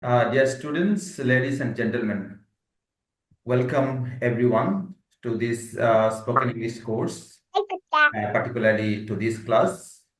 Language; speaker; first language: English; non-native, fluent; Bangla